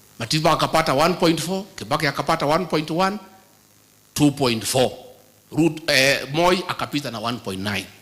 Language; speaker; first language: Swahili; non-native, local second language; Kikuyu